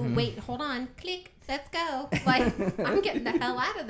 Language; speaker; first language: English; native; English